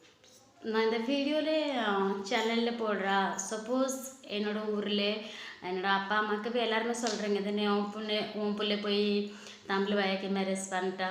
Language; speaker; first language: Tamil; non-native, local second language; Odia